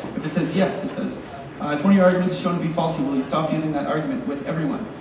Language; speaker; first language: English; native; English